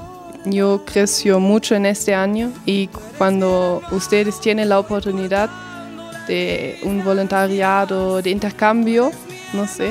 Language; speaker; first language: Spanish; non-native, learner; German